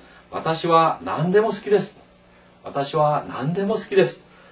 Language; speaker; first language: Japanese; non-native, fluent; Korean